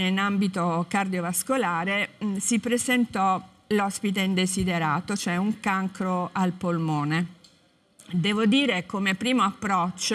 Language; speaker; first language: Italian; native; Italian